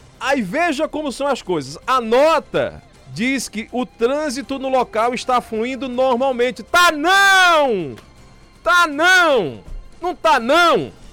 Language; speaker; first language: Portuguese; native; Portuguese